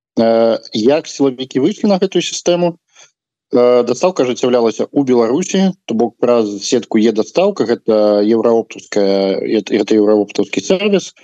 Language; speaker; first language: Belarusian; non-native, local second language; Russian